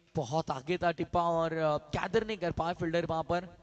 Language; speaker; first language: Hindi; non-native, local second language; Marathi